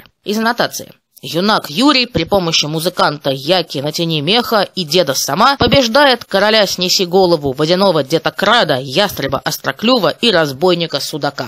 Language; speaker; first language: Russian; native; Russian